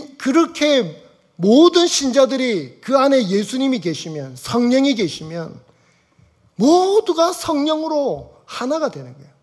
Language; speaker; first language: Korean; native; Korean